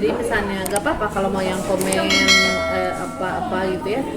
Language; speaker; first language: Indonesian; native; Indonesian